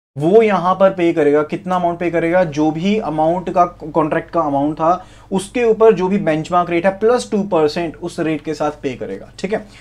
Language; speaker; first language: Hindi; native; Hindi